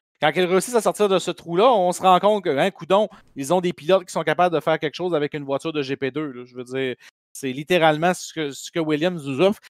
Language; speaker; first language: French; native; French